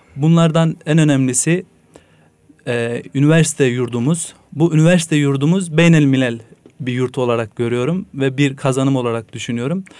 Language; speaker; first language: Turkish; native; Turkish